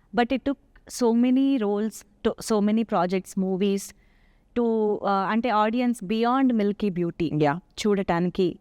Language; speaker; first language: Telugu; native; Telugu